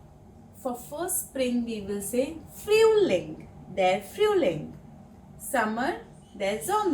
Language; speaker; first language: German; non-native, fluent; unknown